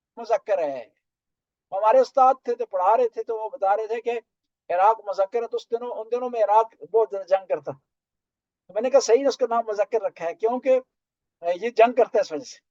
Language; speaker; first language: Urdu; non-native, local second language; Punjabi